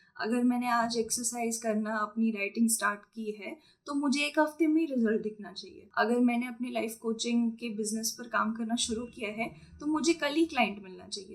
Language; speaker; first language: Hindi; non-native, local second language; Marathi